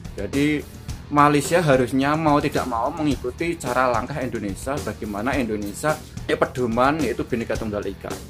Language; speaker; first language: Indonesian; native; Indonesian